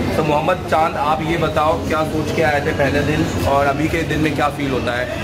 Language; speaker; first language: Hindi; native; Hindi